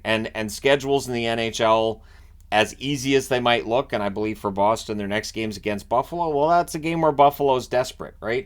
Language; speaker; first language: English; native; English